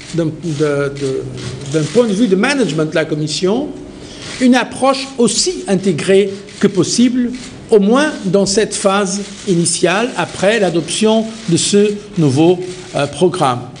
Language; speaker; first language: French; non-native, fluent; Portuguese